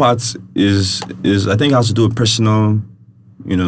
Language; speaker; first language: English; non-native, local second language; Yoruba